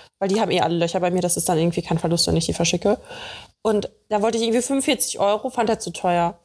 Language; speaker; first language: German; early bilingual, other home language; Russian